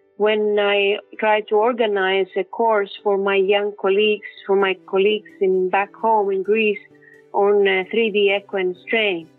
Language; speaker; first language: English; non-native, fluent; Greek